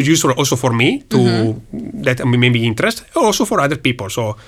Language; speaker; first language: English; non-native, learner; Italian